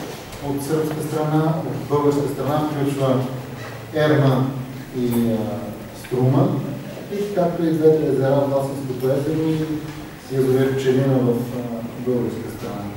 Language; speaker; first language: Bulgarian; native; Bulgarian